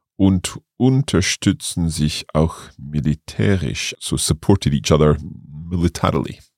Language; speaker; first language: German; non-native, fluent; English